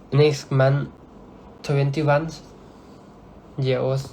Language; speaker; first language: English; non-native, learner; Thai